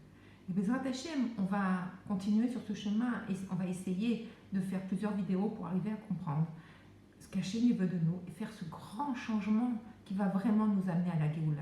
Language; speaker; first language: French; native; French